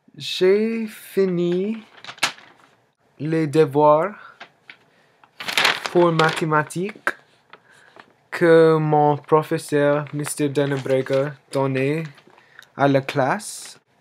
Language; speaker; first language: French; non-native, learner; English